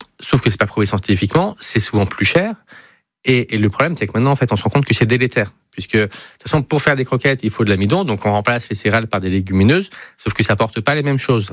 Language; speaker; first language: French; native; French